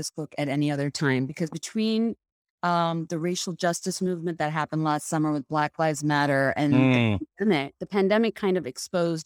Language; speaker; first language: English; non-native, local second language; Bangla